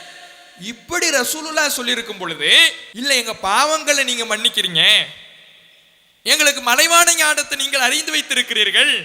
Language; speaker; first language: Tamil; native; Tamil